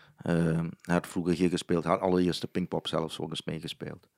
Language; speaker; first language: Dutch; non-native, fluent; English